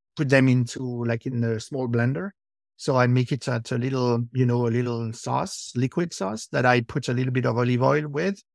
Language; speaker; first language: English; non-native, fluent; French